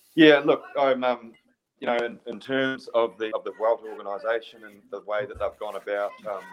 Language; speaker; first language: English; native; English